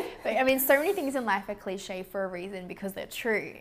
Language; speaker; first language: English; native; English